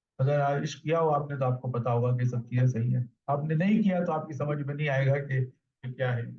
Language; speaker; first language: Urdu; native; Urdu